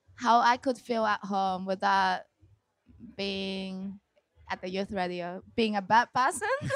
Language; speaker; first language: English; non-native, fluent; Japanese